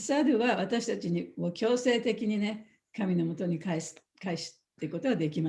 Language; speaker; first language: Japanese; native; Japanese